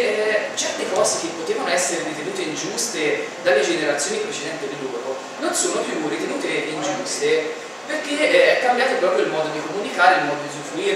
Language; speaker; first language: Italian; native; Italian